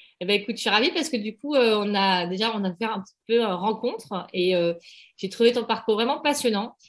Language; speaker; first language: French; native; French